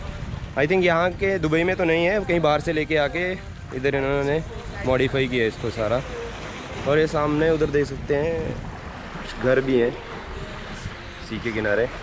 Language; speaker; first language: Hindi; native; Hindi